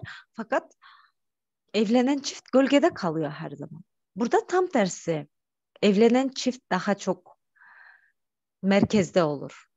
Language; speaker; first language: Turkish; non-native, fluent; Kyrgyz